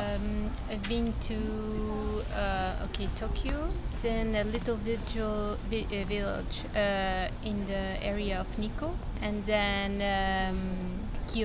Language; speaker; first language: English; non-native, fluent; Portuguese